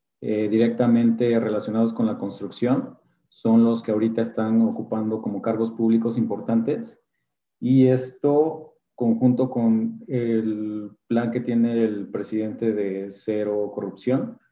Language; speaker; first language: Spanish; native; Spanish